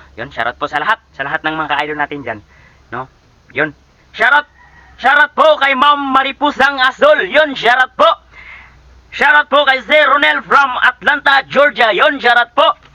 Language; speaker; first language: Filipino; native; Filipino